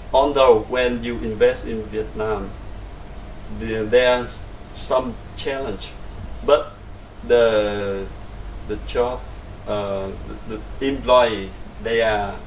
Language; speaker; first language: English; non-native, learner; Vietnamese